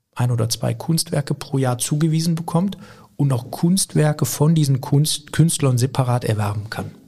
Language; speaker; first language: German; native; German